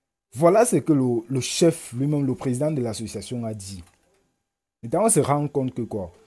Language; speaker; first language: French; native; French